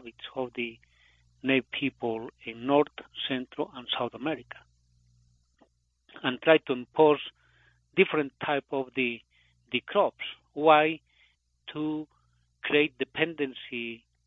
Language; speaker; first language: English; non-native, fluent; Spanish